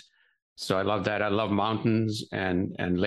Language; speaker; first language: English; non-native, local second language; Gujarati